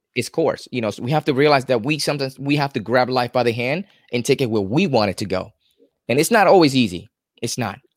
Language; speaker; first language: English; native; English